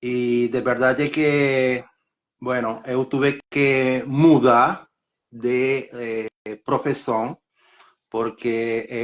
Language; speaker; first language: Portuguese; non-native, learner; Spanish